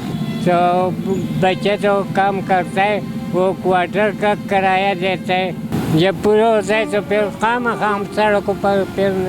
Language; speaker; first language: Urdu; non-native, local second language; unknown